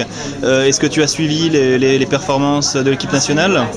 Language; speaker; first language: French; native; French